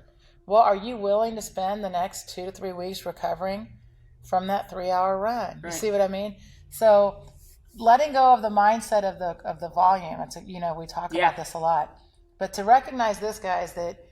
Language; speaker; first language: English; native; English